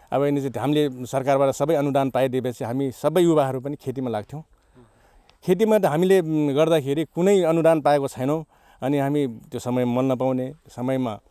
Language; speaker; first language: Nepali; non-native, local second language; Rana Tharu